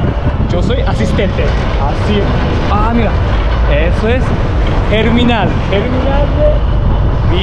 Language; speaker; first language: Spanish; non-native, learner; Japanese